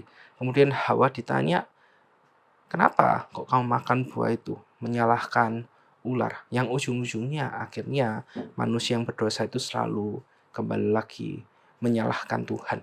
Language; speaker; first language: Indonesian; native; Indonesian